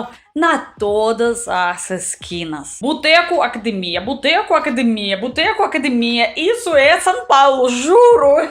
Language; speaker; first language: Portuguese; non-native, fluent; Russian